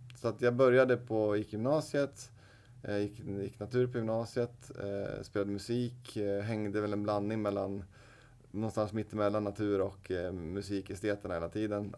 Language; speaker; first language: Swedish; native; Swedish